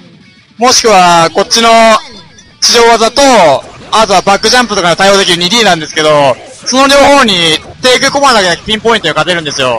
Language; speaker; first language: Japanese; native; Japanese